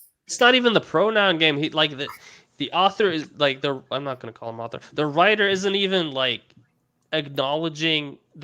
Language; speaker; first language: English; native; English